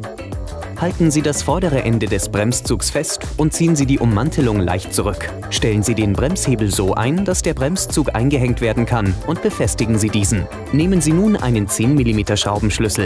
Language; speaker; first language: German; native; German